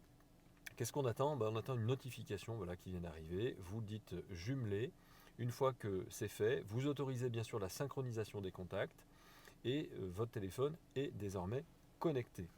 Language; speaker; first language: French; native; French